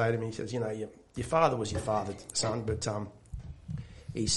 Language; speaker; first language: English; native; English